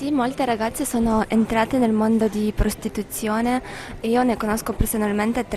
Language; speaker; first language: Italian; non-native, fluent; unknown